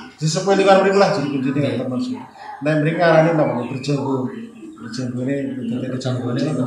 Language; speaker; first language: Indonesian; non-native, local second language; Javanese